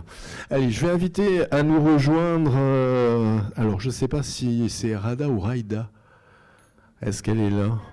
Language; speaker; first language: French; native; French